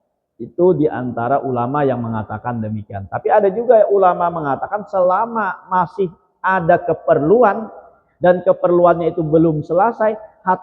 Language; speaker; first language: Indonesian; non-native, local second language; Banjar